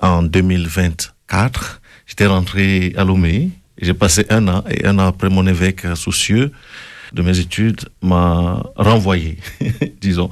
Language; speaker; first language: French; non-native, local second language; Ewe